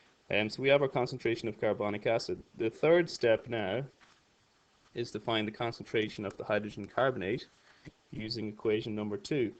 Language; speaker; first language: English; native; English